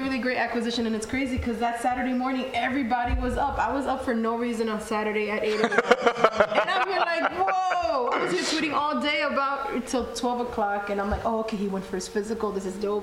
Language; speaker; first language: English; early bilingual, other home language; Spanish